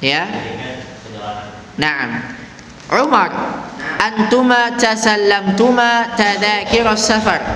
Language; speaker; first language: Arabic; non-native, fluent; Indonesian